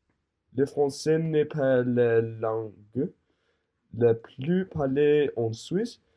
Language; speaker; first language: French; non-native, learner; Danish